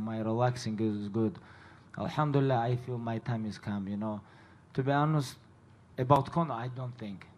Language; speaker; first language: English; non-native, fluent; Russian